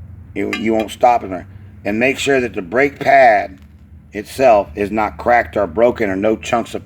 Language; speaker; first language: English; native; English